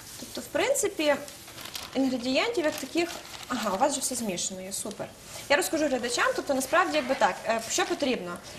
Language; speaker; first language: Ukrainian; native; Ukrainian